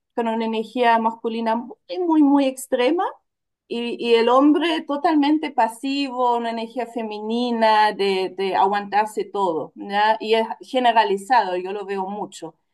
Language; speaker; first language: Spanish; non-native, fluent; German